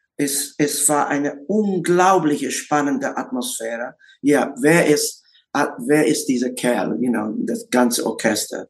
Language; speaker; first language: German; non-native, learner; English